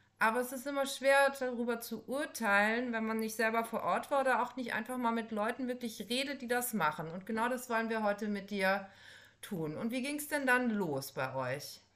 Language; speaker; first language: German; native; German